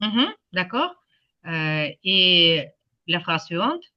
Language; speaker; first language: French; non-native, fluent; Ukrainian